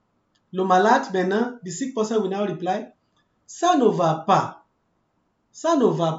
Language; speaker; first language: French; non-native, fluent; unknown